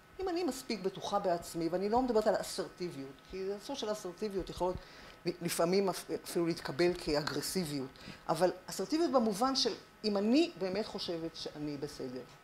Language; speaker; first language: Hebrew; native; Hebrew